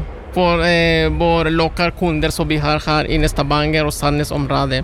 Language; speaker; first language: Norwegian; non-native, learner; Spanish